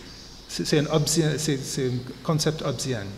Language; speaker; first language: French; non-native, fluent; English